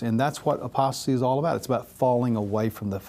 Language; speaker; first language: English; native; English